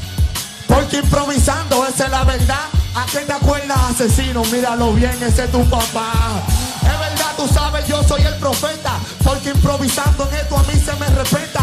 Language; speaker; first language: Spanish; native; Spanish